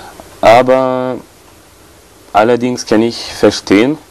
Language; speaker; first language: German; non-native, fluent; French